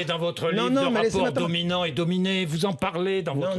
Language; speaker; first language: French; native; French